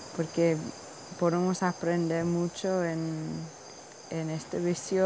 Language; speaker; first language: Spanish; non-native, learner; English